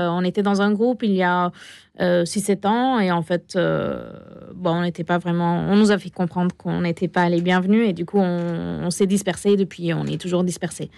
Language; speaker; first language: French; non-native, fluent; Arabic